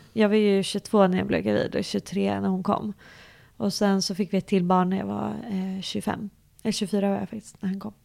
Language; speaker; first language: Swedish; early bilingual, other home language; English